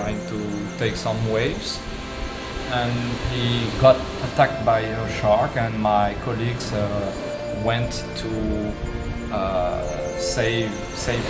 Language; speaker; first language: English; non-native, learner; French